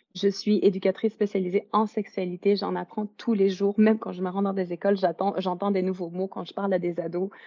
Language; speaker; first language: French; native; French